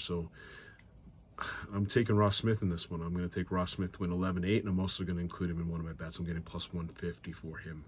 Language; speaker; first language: English; native; English